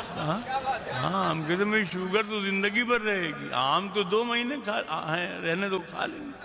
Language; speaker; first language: Urdu; native; Urdu